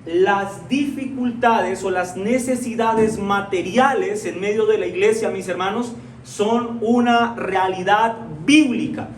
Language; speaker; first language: Spanish; native; Spanish